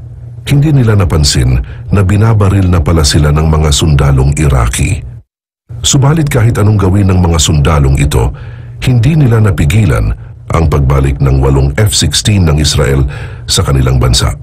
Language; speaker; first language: Filipino; native; Filipino